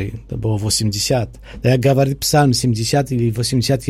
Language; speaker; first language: Polish; non-native, fluent; Ukrainian